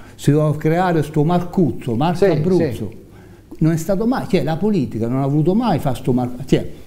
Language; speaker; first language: Italian; native; Italian